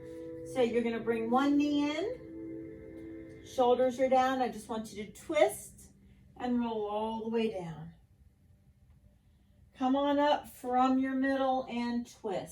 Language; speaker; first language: English; native; English